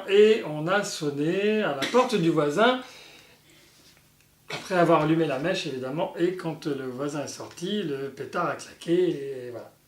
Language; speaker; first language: French; native; French